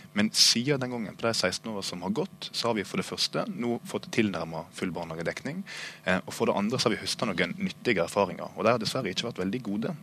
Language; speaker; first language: Norwegian; native; Norwegian